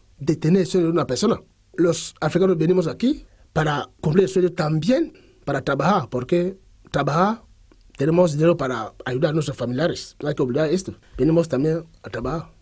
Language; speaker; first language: Spanish; non-native, fluent; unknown